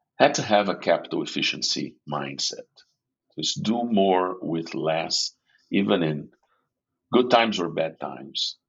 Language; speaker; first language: English; non-native, fluent; Portuguese